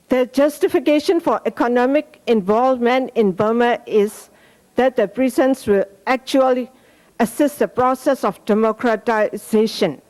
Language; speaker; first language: English; non-native, fluent; Burmese